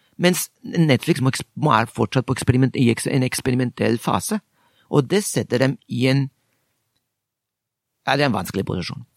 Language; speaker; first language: Norwegian; non-native, fluent; Spanish